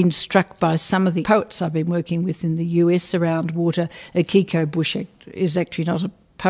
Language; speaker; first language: English; native; English